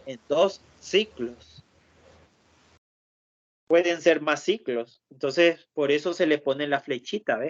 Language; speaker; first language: Spanish; native; Spanish